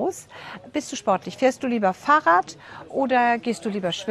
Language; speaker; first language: German; native; German